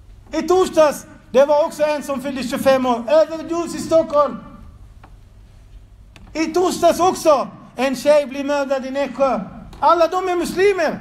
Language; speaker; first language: Swedish; non-native, fluent; Arabic